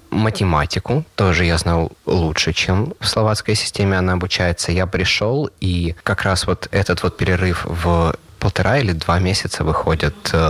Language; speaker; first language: Russian; native; Russian